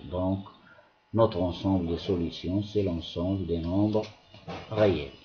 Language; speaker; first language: French; non-native, local second language; Arabic